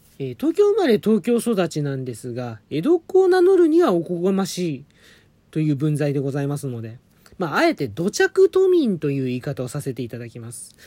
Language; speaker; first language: Japanese; native; Japanese